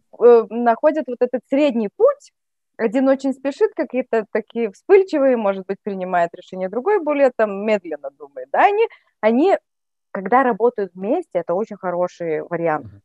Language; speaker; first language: Russian; native; Russian